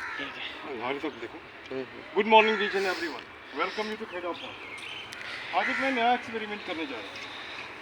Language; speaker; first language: Hindi; native; Hindi